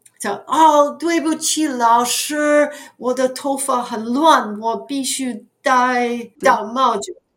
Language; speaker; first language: Chinese; non-native, fluent; English